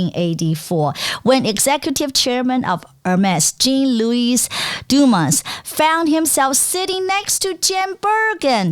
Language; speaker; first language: English; non-native, fluent; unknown